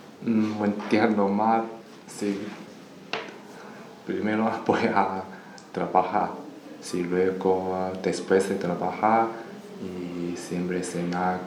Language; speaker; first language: Spanish; non-native, learner; Chinese